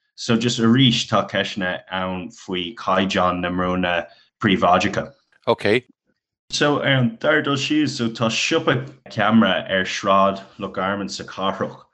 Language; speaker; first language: Irish; non-native, local second language; English